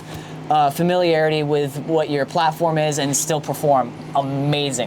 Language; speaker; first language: English; native; English